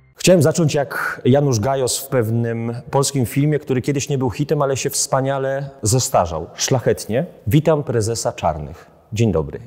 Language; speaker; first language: Polish; native; Polish